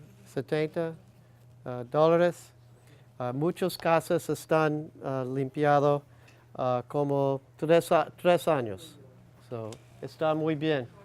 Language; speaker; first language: Spanish; non-native, learner; English